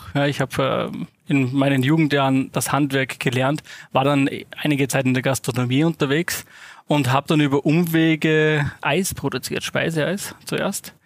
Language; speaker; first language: German; native; German